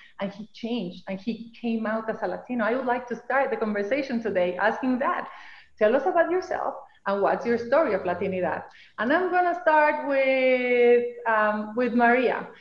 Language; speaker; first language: English; non-native, fluent; Spanish